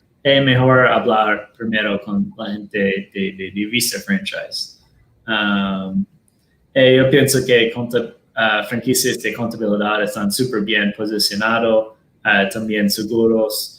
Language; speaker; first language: Spanish; non-native, fluent; Portuguese